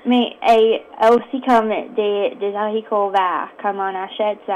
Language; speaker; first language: French; non-native, local second language; English